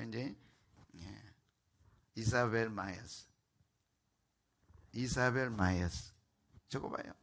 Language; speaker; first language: Korean; native; Korean